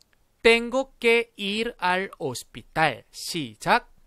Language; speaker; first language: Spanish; non-native, fluent; Korean